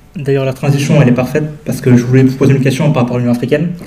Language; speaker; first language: French; non-native, local second language; Wolof